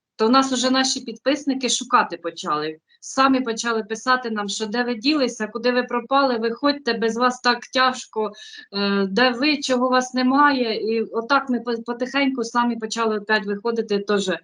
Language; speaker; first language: Ukrainian; native; Ukrainian